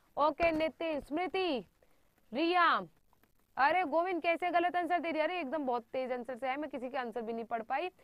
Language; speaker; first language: Hindi; native; Hindi